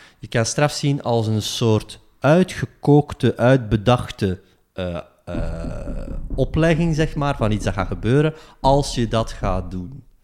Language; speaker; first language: Dutch; native; Dutch